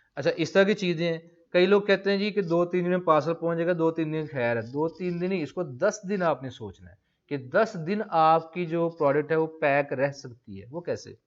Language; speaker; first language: Urdu; non-native, local second language; Punjabi